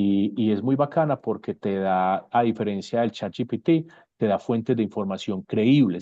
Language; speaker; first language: Spanish; native; Spanish